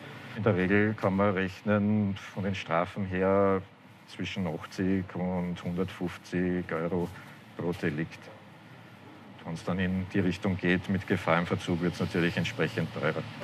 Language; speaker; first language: German; native; German